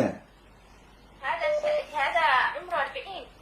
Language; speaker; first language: Arabic; non-native, learner; Somali